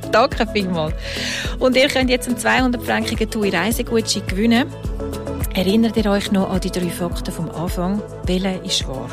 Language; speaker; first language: German; native; German